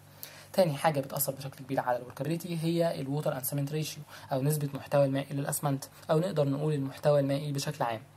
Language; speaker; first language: Arabic; native; Arabic